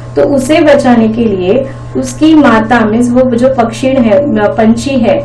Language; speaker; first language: Hindi; non-native, local second language; Marathi